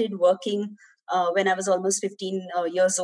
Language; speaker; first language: English; non-native, local second language; Hindi